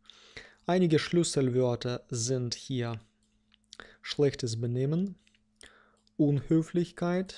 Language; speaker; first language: German; non-native, fluent; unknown